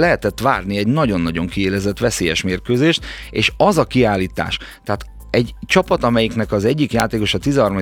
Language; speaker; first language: Hungarian; native; Hungarian